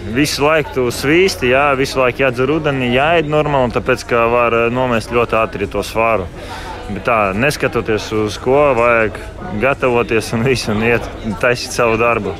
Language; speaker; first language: Latvian; non-native, local second language; Russian